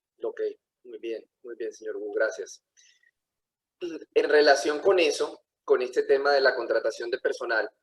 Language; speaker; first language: Spanish; native; Spanish